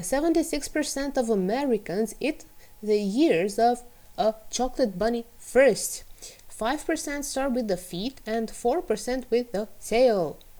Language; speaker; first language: English; non-native, fluent; Romanian